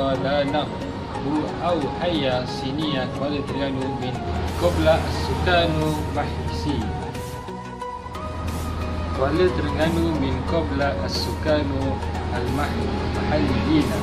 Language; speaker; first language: Arabic; non-native, learner; Malay